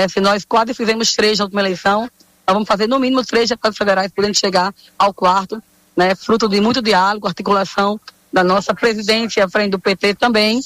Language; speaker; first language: Portuguese; native; Portuguese